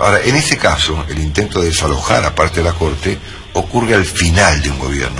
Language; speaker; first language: Spanish; native; Spanish